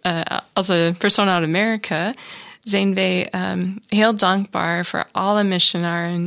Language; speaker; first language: Dutch; non-native, learner; English